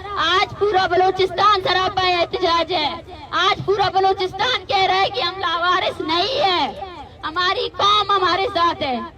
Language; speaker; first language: Urdu; non-native, local second language; Baluchi